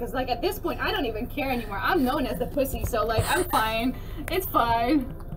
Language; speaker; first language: English; early bilingual, other home language; Dutch